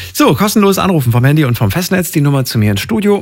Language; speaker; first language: German; native; German